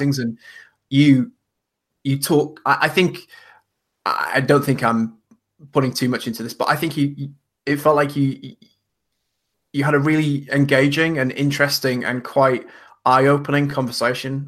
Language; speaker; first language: English; native; English